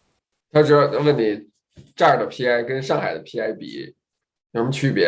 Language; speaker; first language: Chinese; native; Chinese